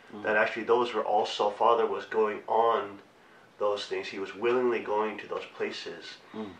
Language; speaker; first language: English; native; English